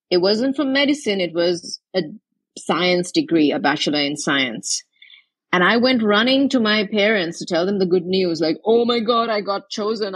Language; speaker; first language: English; non-native, local second language; Tamil